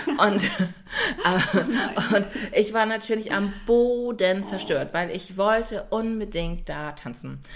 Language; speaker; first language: German; native; German